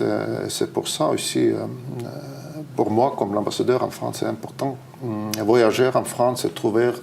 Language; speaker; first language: French; non-native, fluent; Estonian